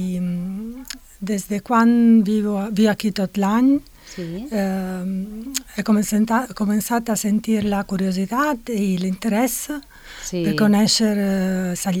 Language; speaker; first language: Catalan; non-native, fluent; Italian